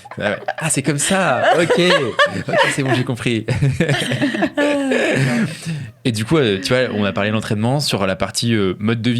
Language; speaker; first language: French; native; French